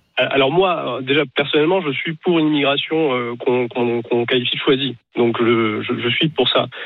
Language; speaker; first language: French; non-native, local second language; Arabic